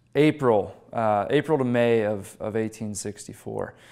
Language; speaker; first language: English; native; English